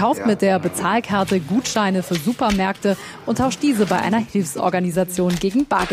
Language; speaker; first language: German; native; German